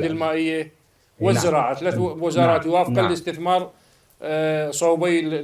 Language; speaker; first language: Arabic; native; Arabic